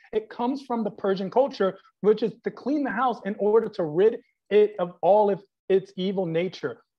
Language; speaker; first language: English; early bilingual, other home language; Persian